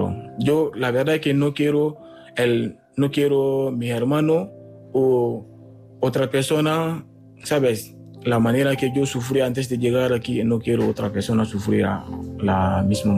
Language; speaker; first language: Spanish; non-native, learner; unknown